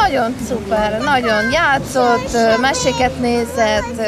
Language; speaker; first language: Hungarian; non-native, local second language; Ukrainian